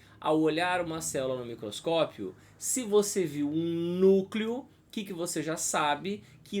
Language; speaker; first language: Portuguese; native; Portuguese